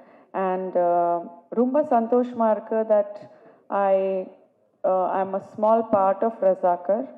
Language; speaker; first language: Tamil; non-native, fluent; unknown